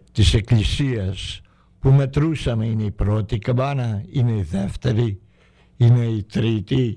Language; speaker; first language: Greek; native; Greek